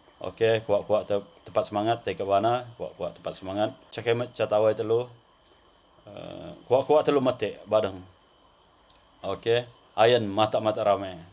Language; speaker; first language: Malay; non-native, local second language; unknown